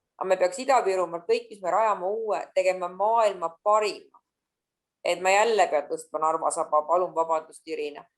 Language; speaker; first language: Estonian; native; Estonian